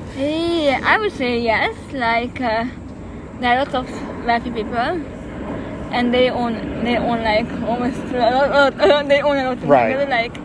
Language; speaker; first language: English; non-native, fluent; Hungarian